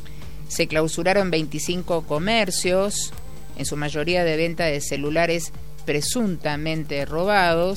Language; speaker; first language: Spanish; native; Spanish